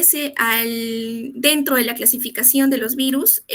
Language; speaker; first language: Spanish; native; Spanish